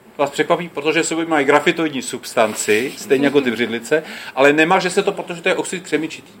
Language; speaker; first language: Czech; native; Czech